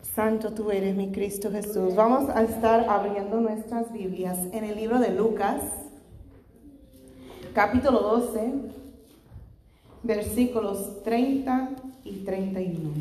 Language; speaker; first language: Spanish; native; Spanish